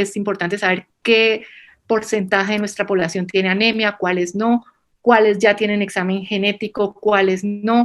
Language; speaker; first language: Spanish; native; Spanish